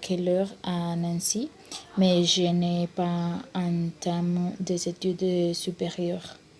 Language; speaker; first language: French; non-native, learner; Spanish